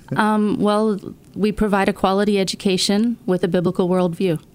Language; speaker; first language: English; native; English